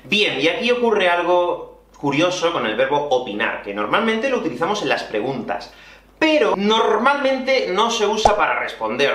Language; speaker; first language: Spanish; native; Spanish